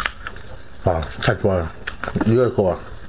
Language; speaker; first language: Chinese; native; Chinese